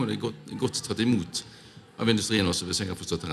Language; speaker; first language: Norwegian; native; Norwegian